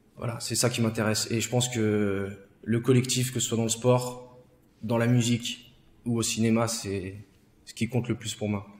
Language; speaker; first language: French; native; French